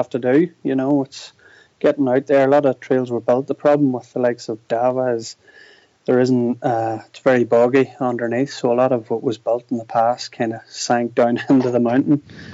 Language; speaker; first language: English; native; English